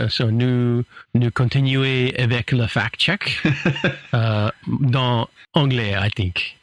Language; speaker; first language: French; non-native, learner; English